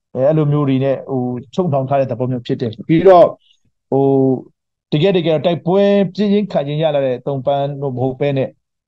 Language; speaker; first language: Burmese; non-native, local second language; Hakha Chin